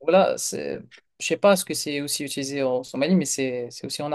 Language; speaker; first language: French; non-native, local second language; Kabyle